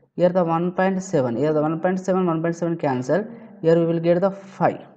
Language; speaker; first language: English; non-native, local second language; Telugu